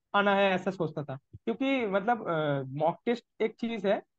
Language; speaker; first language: Hindi; non-native, local second language; Bangla